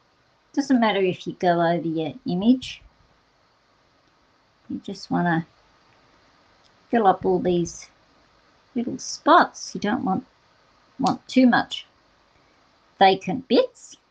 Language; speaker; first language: English; native; English